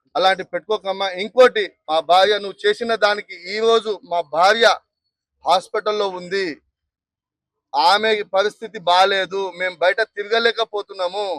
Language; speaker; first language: Telugu; non-native, local second language; Lambadi